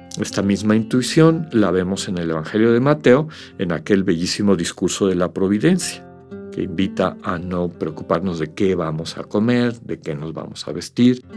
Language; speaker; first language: Spanish; native; Spanish